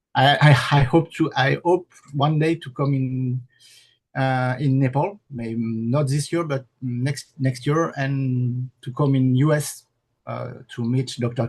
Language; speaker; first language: English; non-native, learner; French